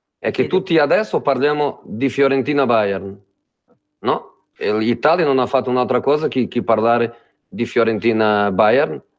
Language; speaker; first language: Italian; non-native, fluent; Spanish